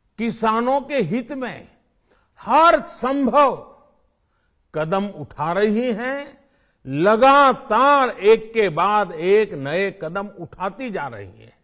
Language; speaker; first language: Hindi; non-native, local second language; Gujarati